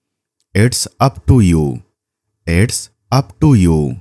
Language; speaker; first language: English; non-native, fluent; Nepali